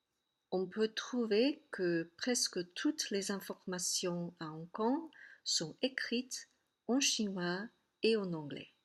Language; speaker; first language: French; non-native, fluent; Cantonese